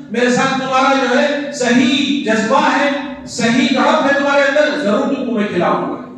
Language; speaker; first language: Urdu; native; Urdu